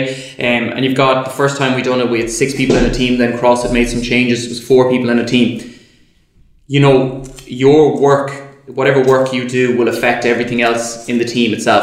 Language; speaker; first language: English; native; English